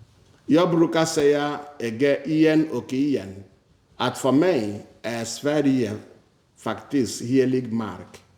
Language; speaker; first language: Swedish; non-native, fluent; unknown